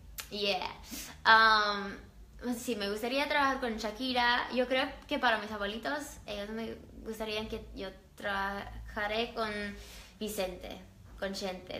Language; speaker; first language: Spanish; early bilingual, other home language; English